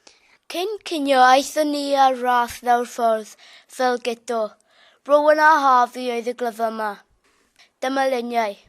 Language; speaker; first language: Welsh; non-native, local second language; English